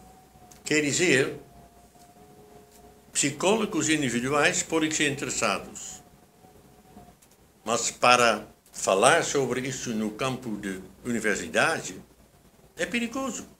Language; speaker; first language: Portuguese; non-native, fluent; Dutch